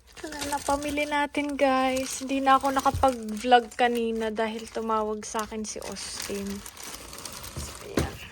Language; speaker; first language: Filipino; native; Filipino